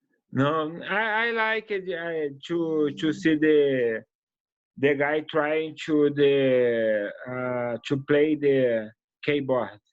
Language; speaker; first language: English; non-native, learner; Portuguese